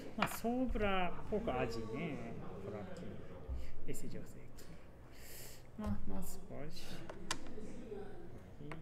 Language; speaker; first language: Portuguese; non-native, learner; Japanese